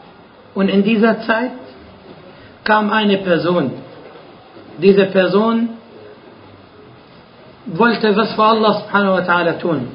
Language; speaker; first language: German; non-native, fluent; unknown